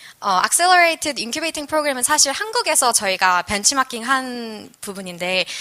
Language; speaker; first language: Korean; native; Korean